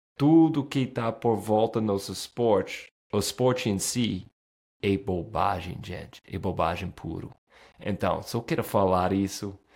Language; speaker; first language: Portuguese; non-native, fluent; English